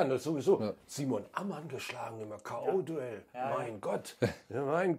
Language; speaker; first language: German; native; German